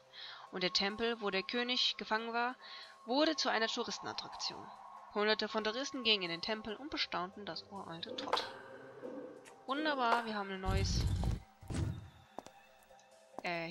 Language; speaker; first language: German; native; German